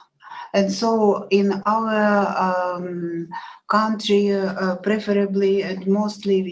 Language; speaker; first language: English; non-native, learner; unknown